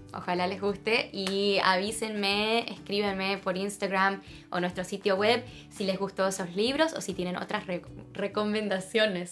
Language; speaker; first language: Spanish; early bilingual, heritage; Spanish